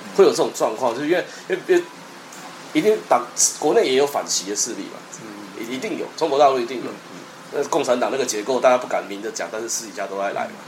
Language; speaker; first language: Chinese; native; Chinese